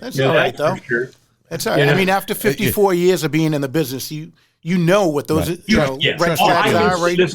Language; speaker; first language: English; native; English